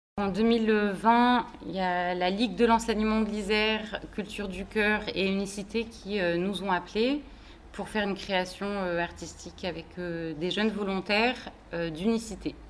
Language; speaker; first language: French; native; French